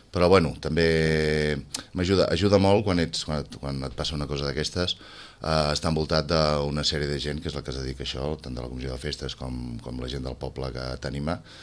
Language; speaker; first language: Catalan; native; Catalan